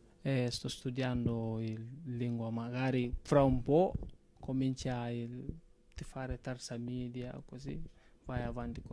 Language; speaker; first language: Italian; non-native, learner; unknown